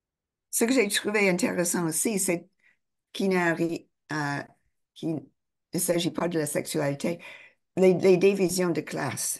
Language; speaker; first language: French; non-native, fluent; English